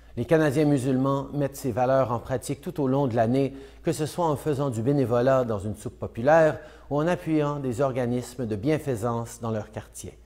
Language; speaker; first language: French; native; French